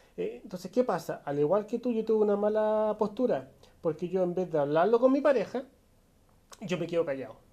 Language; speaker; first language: Spanish; native; Spanish